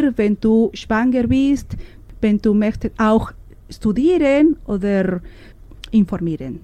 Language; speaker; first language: German; non-native, learner; Spanish